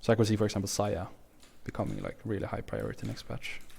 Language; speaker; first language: English; non-native, fluent; Swedish